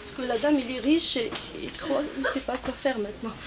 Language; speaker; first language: French; native; French